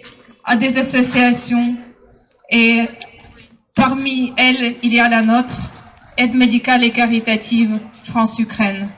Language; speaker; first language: French; non-native, fluent; Ukrainian